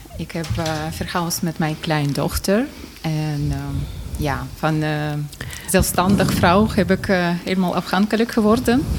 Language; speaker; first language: Dutch; non-native, fluent; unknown